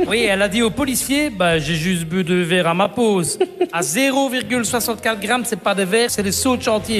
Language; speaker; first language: French; native; French